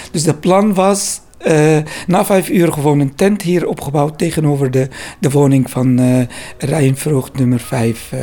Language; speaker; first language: Dutch; non-native, learner; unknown